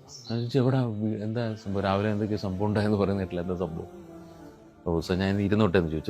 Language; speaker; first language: Malayalam; native; Malayalam